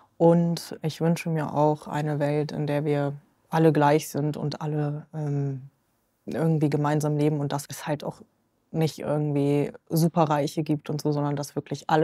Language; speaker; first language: German; native; German